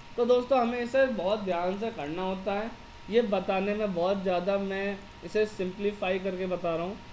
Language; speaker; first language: Hindi; native; Hindi